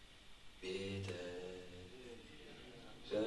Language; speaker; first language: Norwegian; non-native, fluent; Tigrinya